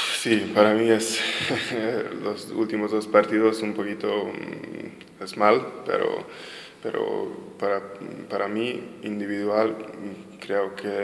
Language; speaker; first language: Spanish; non-native, learner; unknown